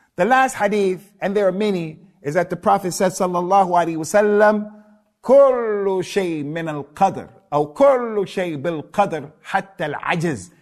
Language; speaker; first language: English; native; English